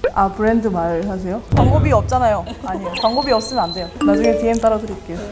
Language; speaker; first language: Korean; non-native, fluent; Vietnamese